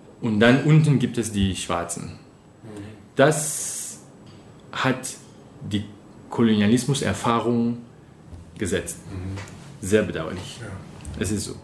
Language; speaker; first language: German; non-native, fluent; French